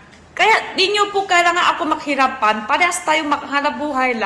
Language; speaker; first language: Filipino; non-native, learner; Chinese